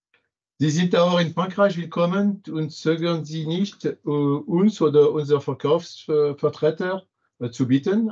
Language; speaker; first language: German; non-native, fluent; French